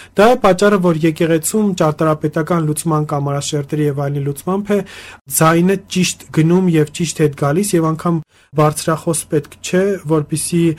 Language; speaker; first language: Armenian; native; Armenian